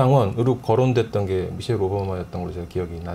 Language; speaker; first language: Korean; native; Korean